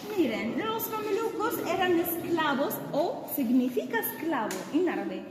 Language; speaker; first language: Spanish; non-native, fluent; Arabic